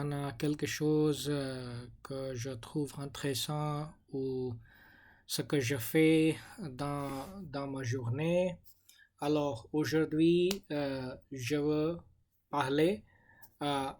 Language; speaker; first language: French; non-native, learner; English